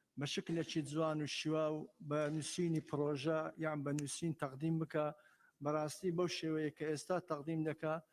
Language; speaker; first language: Central Kurdish; non-native, local second language; Azerbaijani